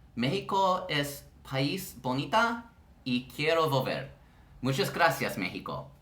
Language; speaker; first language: Spanish; non-native, learner; English